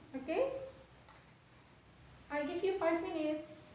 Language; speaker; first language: English; non-native, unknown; Sundanese